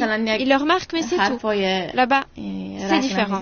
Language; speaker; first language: French; non-native, fluent; Persian